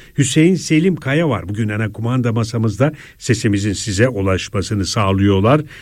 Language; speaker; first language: Turkish; native; Turkish